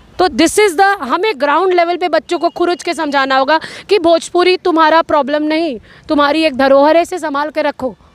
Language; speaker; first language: Hindi; native; Hindi